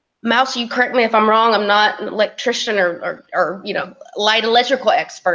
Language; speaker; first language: English; native; English